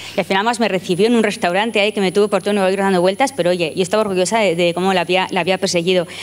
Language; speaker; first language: Spanish; native; Spanish